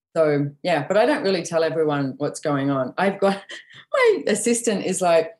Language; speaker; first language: English; native; English